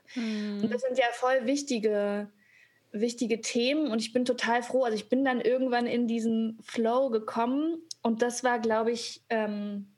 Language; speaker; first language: German; native; German